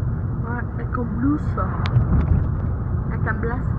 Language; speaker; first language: French; native; French